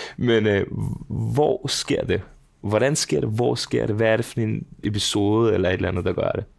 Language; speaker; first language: Danish; early bilingual, other home language; Serbian